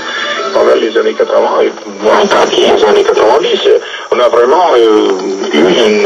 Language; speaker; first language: French; non-native, fluent; Italian